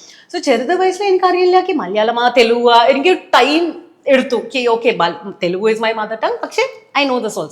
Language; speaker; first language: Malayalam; non-native, local second language; Telugu